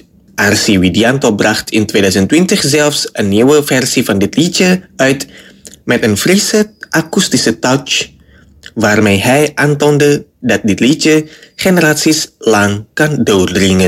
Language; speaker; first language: Dutch; non-native, fluent; Indonesian